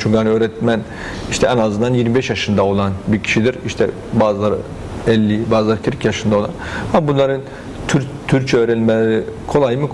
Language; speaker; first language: Turkish; non-native, fluent; Arabic